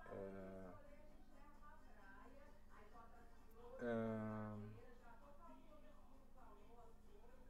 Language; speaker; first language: Portuguese; native; Portuguese